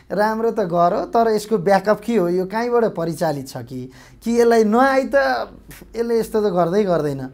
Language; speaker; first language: Nepali; native; Nepali